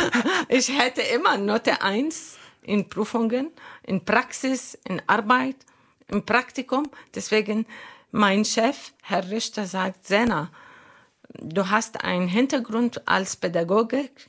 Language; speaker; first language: German; non-native, learner; Arabic